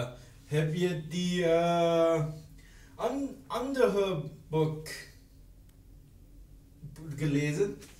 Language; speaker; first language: Dutch; non-native, learner; English